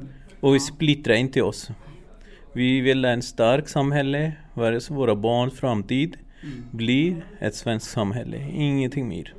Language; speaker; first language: Swedish; non-native, learner; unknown